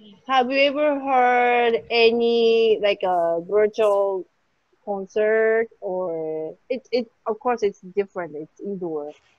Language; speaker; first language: English; non-native, fluent; Japanese